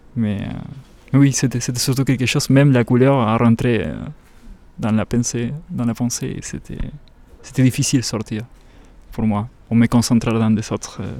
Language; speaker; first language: French; non-native, fluent; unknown